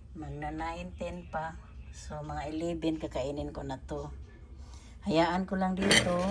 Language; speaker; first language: Filipino; non-native, local second language; Cebuano